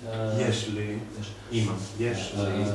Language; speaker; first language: Hebrew; non-native, fluent; Serbian